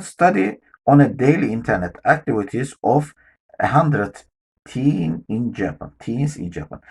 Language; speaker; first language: English; non-native, fluent; Turkish